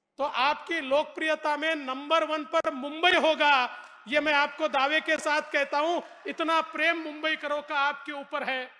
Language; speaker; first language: Hindi; non-native, local second language; Marathi